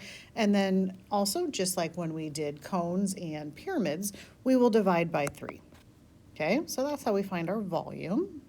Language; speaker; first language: English; native; English